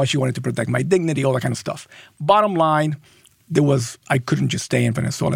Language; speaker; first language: English; non-native, fluent; Spanish